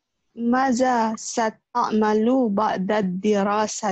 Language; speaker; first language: Arabic; non-native, learner; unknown